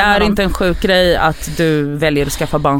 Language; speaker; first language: Swedish; native; Swedish